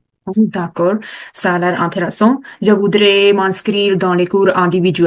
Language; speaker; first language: French; non-native, learner; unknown